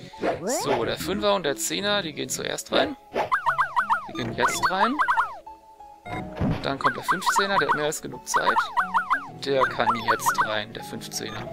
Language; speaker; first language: German; native; German